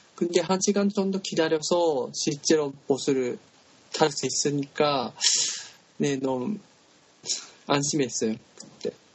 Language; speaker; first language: Korean; non-native, learner; Japanese